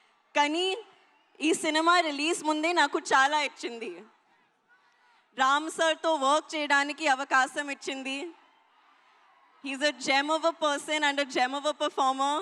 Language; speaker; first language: Telugu; non-native, learner; Hindi